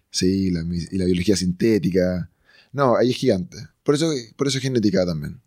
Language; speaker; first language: Spanish; native; Spanish